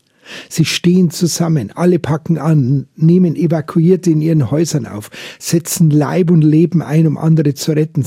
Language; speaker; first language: German; native; German